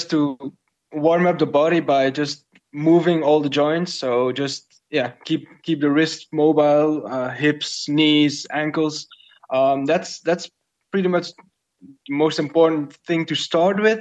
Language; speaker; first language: English; non-native, fluent; Dutch